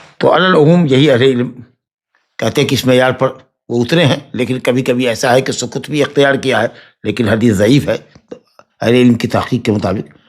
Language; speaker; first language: Urdu; native; Urdu